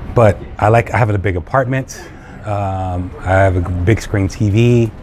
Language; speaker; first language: English; native; English